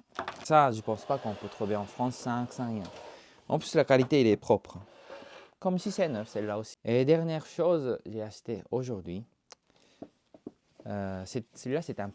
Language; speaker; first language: French; non-native, learner; Japanese